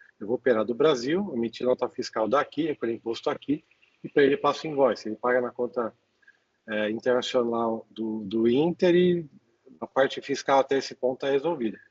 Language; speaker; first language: Portuguese; native; Portuguese